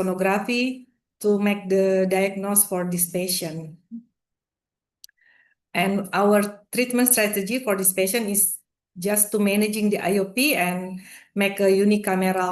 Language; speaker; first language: English; non-native, learner; Indonesian